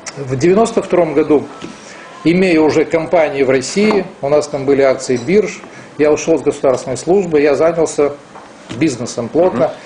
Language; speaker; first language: Russian; non-native, local second language; Romanian